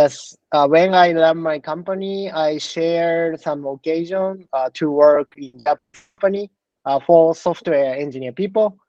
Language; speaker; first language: English; non-native, learner; Japanese